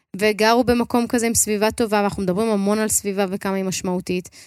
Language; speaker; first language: Hebrew; native; Hebrew